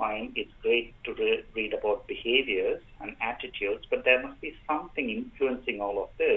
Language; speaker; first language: English; non-native, local second language; Tamil